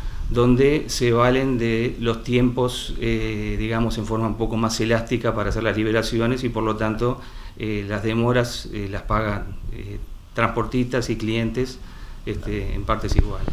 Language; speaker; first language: Spanish; native; Spanish